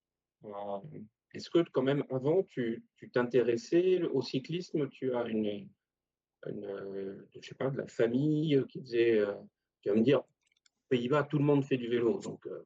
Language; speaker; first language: French; native; French